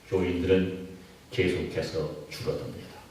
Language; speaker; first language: Korean; native; Korean